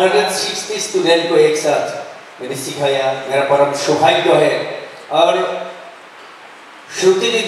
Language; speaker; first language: Hindi; non-native, local second language; Assamese